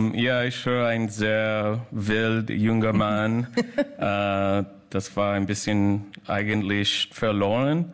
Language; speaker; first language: German; non-native, learner; English